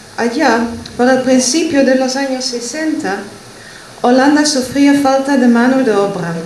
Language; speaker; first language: Spanish; non-native, fluent; Dutch